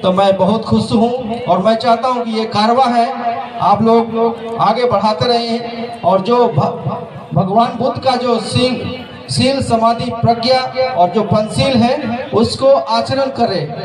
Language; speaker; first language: Hindi; native; Hindi